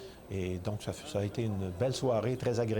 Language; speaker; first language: French; native; French